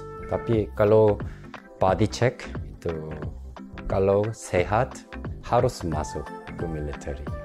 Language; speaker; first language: Indonesian; non-native, local second language; Korean